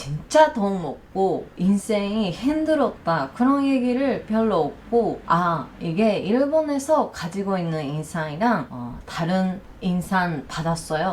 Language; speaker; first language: Korean; non-native, learner; Japanese